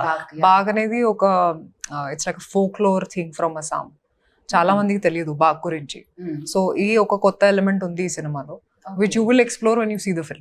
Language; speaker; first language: Telugu; non-native, fluent; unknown